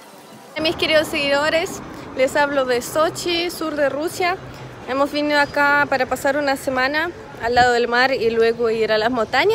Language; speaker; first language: Spanish; non-native, fluent; Russian